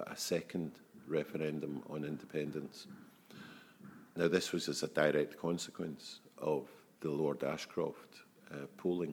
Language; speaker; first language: English; native; English